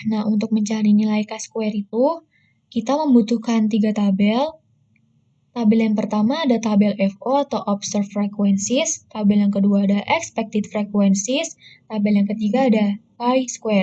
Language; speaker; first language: Indonesian; native; Indonesian